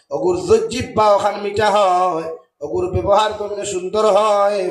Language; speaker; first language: Bangla; non-native, local second language; Sylheti